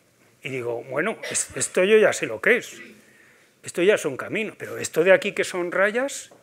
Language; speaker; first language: Spanish; native; Spanish